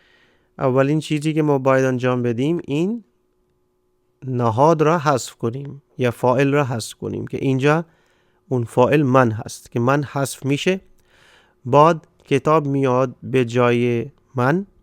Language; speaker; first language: Persian; non-native, fluent; Urdu